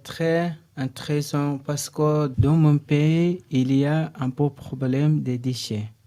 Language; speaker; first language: French; non-native, learner; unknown